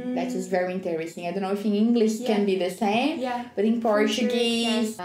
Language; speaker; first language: English; non-native, learner; Portuguese